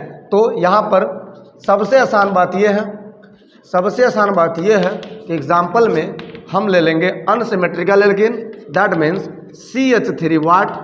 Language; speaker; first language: Hindi; native; Hindi